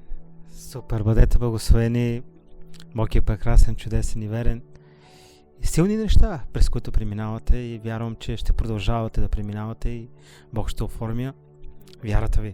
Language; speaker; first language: Bulgarian; native; Bulgarian